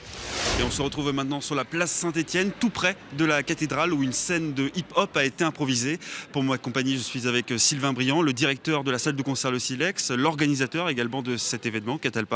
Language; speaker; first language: French; native; French